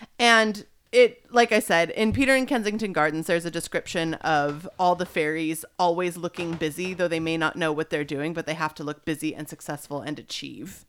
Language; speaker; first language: English; native; English